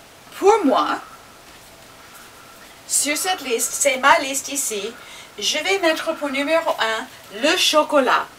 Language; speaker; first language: French; non-native, fluent; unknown